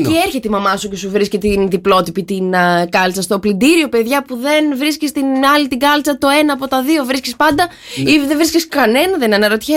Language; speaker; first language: Greek; native; Greek